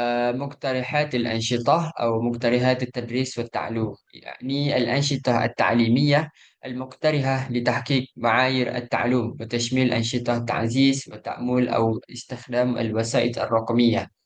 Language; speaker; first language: Arabic; non-native, learner; Malay